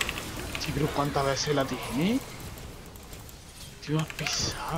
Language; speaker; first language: Spanish; native; Spanish